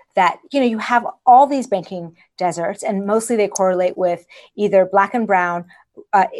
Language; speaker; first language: English; early bilingual, other home language; Persian